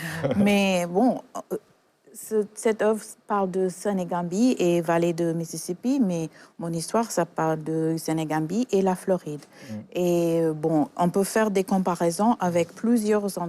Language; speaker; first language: French; non-native, fluent; English